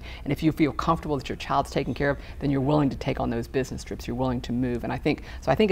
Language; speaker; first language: English; native; English